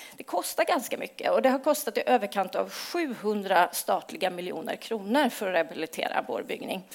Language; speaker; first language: Swedish; native; Swedish